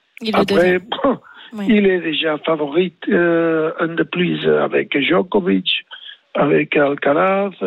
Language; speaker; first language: French; non-native, learner; Spanish